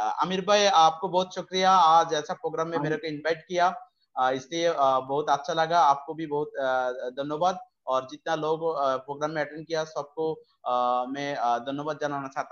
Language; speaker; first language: Hindi; non-native, fluent; Bangla